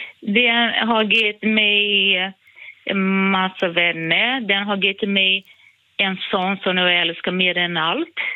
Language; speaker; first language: Swedish; non-native, fluent; Portuguese